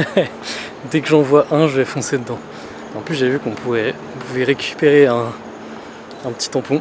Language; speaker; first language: French; native; French